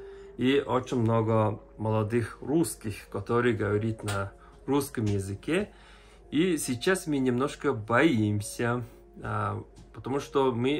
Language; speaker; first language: Russian; non-native, learner; Mongolian